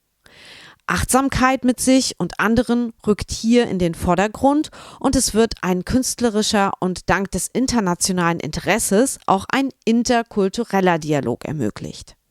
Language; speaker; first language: German; native; German